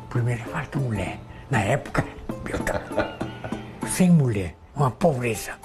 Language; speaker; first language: Portuguese; non-native, learner; Korean